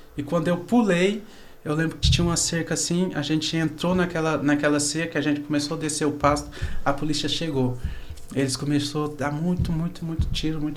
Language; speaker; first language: Portuguese; native; Portuguese